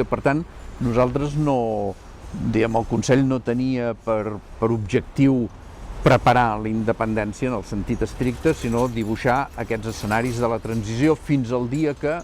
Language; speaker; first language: Catalan; native; Catalan